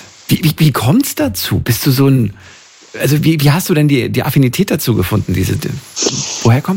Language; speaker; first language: German; native; German